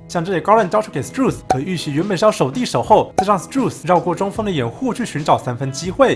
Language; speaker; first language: Chinese; native; Chinese